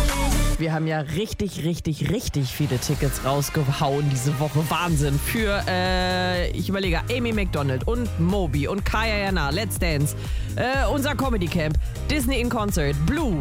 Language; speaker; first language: German; native; German